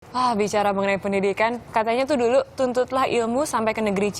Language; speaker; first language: Indonesian; native; Indonesian